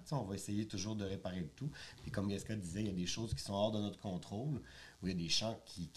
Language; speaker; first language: French; native; French